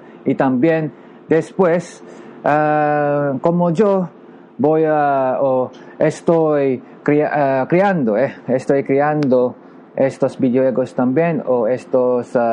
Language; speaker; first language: Spanish; non-native, learner; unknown